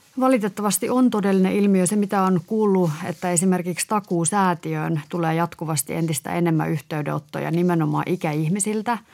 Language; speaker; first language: Finnish; native; Finnish